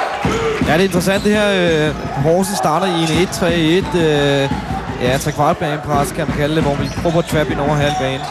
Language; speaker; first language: Danish; native; Danish